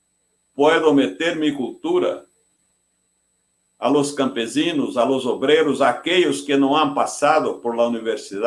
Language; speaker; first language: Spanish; non-native, fluent; Portuguese